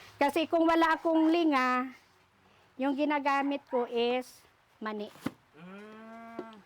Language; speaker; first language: Filipino; non-native, local second language; Aklanon